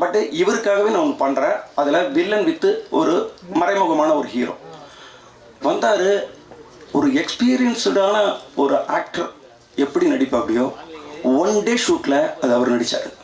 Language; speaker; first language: Tamil; native; Tamil